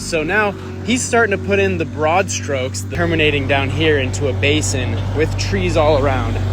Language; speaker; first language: English; native; English